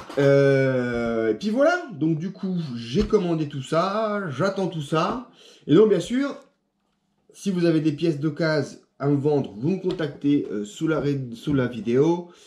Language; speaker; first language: French; native; French